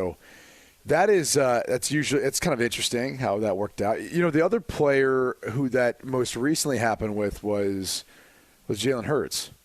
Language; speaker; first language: English; native; English